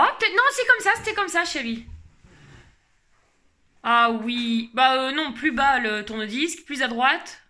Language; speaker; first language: French; native; French